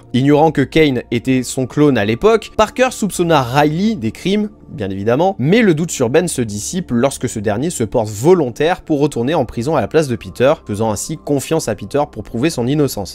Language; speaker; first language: French; native; French